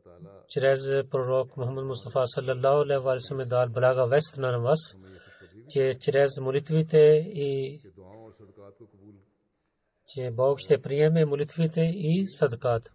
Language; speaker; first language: Bulgarian; non-native, learner; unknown